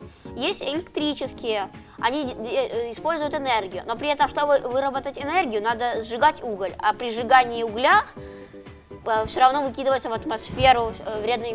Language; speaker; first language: Russian; native; Russian